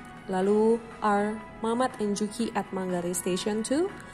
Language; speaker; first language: English; non-native, fluent; Indonesian